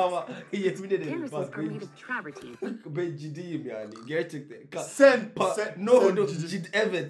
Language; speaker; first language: Turkish; non-native, learner; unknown